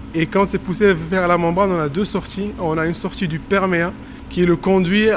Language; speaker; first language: French; non-native, local second language; Arabic